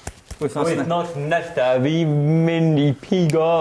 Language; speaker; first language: Welsh; non-native, learner; English